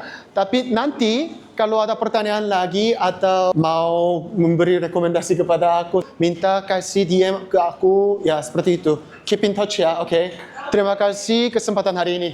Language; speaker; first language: Indonesian; non-native, learner; Korean